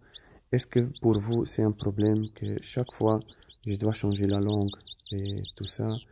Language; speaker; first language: French; non-native, fluent; Italian